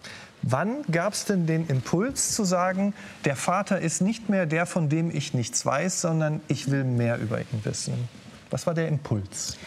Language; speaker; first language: German; native; German